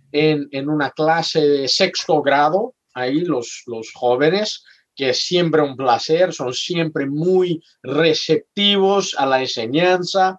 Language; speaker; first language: Spanish; non-native, fluent; Portuguese